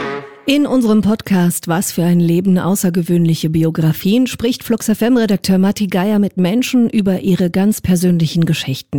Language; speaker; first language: German; native; German